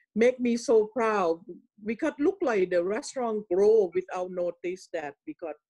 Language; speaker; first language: English; non-native, learner; Thai